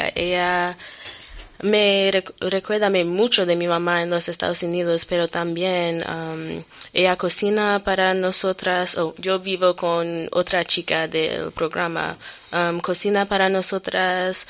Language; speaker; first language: Spanish; non-native, fluent; English